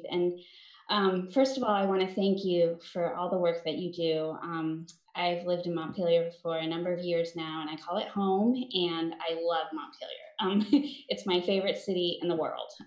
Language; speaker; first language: English; native; English